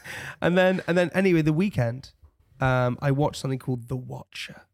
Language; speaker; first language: English; native; English